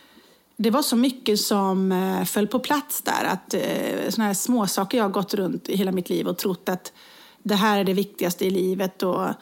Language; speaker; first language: Swedish; native; Swedish